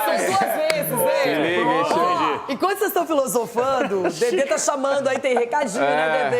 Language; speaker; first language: Portuguese; native; Portuguese